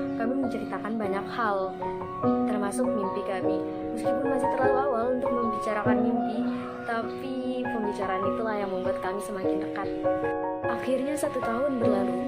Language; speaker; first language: Indonesian; native; Indonesian